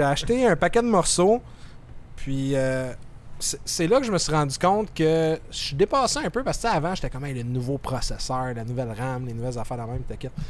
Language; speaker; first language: French; native; French